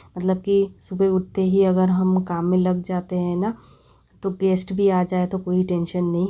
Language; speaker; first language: Hindi; non-native, local second language; Bangla